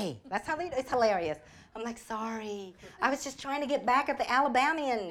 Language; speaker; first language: English; early bilingual, other home language; Vietnamese